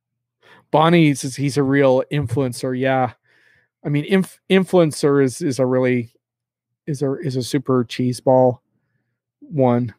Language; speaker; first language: English; native; English